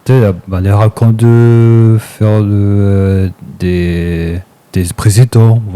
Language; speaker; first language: French; non-native, local second language; Réunion Creole French